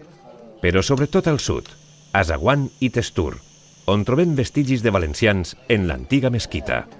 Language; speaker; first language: Catalan; native; Catalan